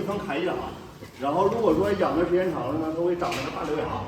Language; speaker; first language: Chinese; native; Chinese